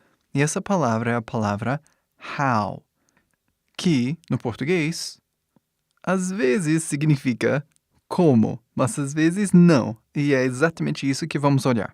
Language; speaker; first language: Portuguese; non-native, fluent; English